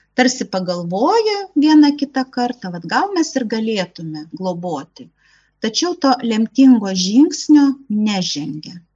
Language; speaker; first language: Lithuanian; native; Lithuanian